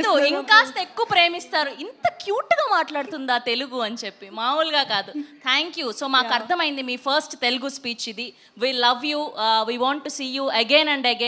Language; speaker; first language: Telugu; native; Telugu